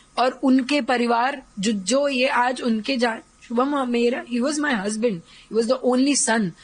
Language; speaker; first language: Hindi; native; Hindi